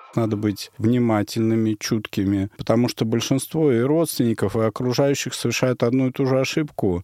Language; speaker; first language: Russian; native; Russian